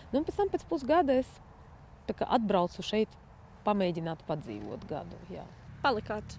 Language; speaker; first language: Latvian; non-native, fluent; Russian